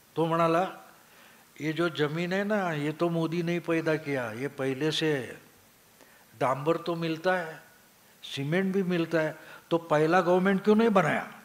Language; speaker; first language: Hindi; non-native, local second language; Marathi